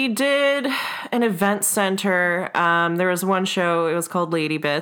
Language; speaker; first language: English; non-native, fluent; Russian